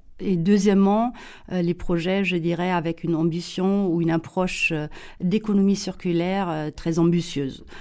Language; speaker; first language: French; non-native, fluent; German